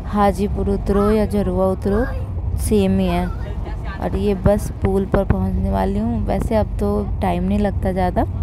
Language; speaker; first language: Hindi; native; Hindi